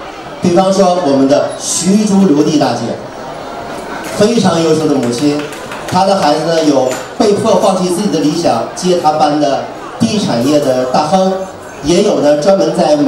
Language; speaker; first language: Chinese; native; Chinese